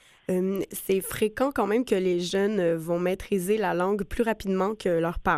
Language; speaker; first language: French; native; French